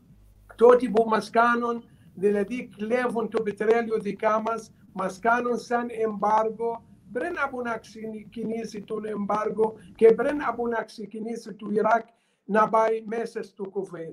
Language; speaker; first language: Greek; non-native, learner; Arabic